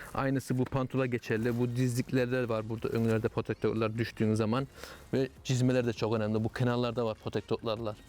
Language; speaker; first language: Turkish; early bilingual, heritage; Turkish